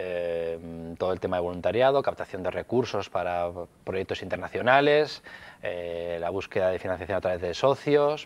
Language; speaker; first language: Spanish; native; Spanish